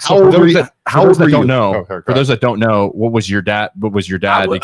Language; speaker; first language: English; native; English